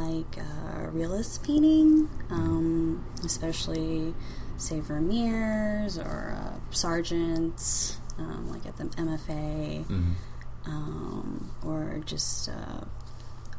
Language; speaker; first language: English; native; English